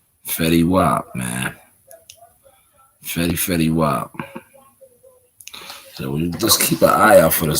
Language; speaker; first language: English; native; English